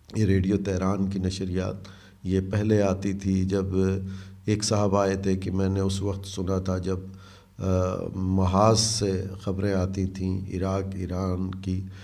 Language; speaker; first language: Urdu; native; Urdu